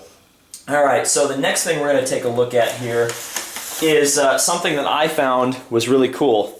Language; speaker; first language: English; native; English